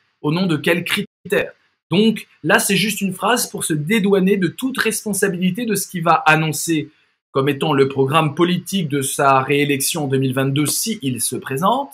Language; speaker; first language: French; native; French